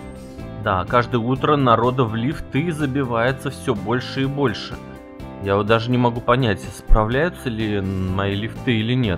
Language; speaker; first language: Russian; native; Russian